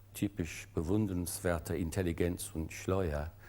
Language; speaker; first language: German; non-native, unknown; English